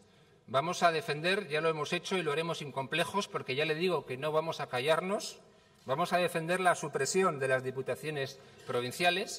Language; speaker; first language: Spanish; native; Spanish